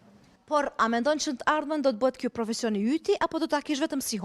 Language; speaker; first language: Albanian; native; Albanian